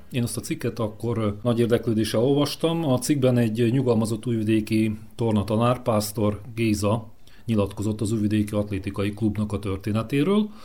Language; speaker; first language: Hungarian; native; Hungarian